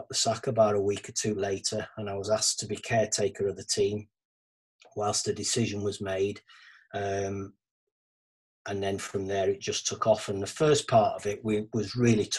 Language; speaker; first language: English; native; English